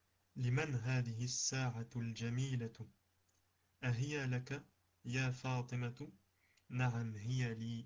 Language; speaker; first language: Arabic; non-native, learner; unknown